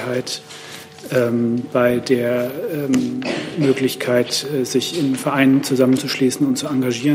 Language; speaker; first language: German; native; German